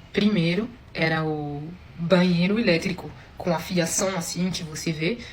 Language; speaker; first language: Portuguese; non-native, fluent; French